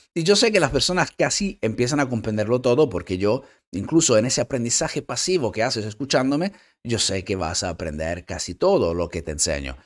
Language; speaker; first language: Spanish; non-native, fluent; Italian